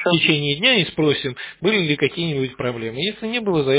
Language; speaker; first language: Russian; native; Russian